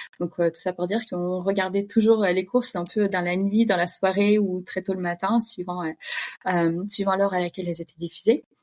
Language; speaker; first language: French; non-native, fluent; Russian